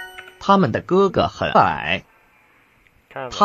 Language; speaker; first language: Chinese; non-native, learner; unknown